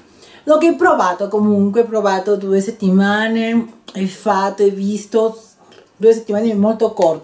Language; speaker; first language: Italian; non-native, learner; Spanish